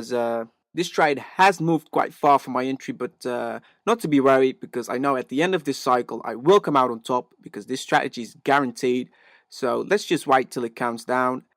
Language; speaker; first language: English; native; English